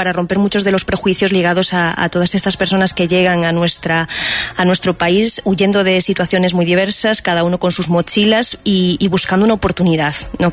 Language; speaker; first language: Spanish; native; Spanish